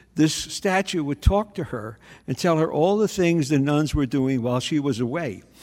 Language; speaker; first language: English; native; English